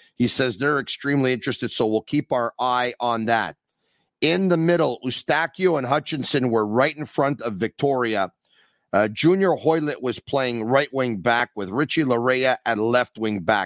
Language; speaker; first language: English; native; English